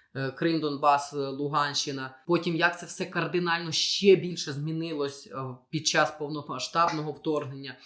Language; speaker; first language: Ukrainian; non-native, local second language; Russian